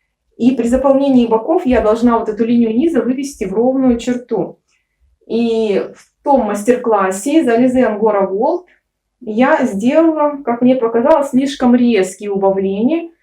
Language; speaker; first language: Russian; native; Russian